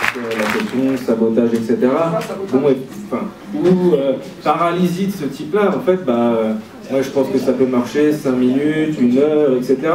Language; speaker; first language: French; native; French